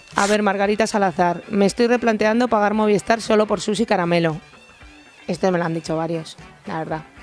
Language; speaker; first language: Spanish; native; Spanish